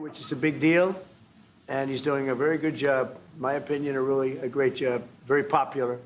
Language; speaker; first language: English; native; English